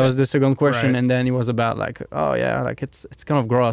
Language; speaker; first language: English; non-native, fluent; French